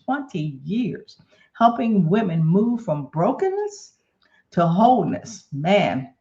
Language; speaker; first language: English; native; English